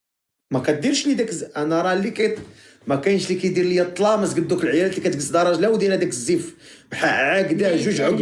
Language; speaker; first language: Arabic; native; Arabic